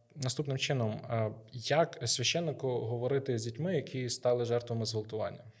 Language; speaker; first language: Ukrainian; native; Ukrainian